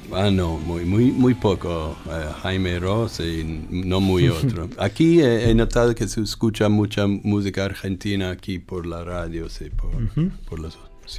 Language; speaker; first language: Spanish; non-native, fluent; English